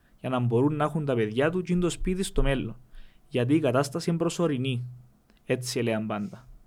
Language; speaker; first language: Greek; native; Greek